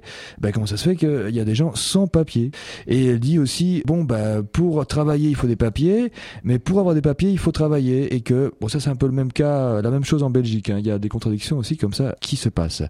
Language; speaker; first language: French; native; French